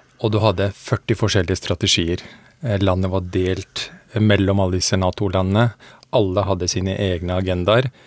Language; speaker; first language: Norwegian; early bilingual, other home language; Persian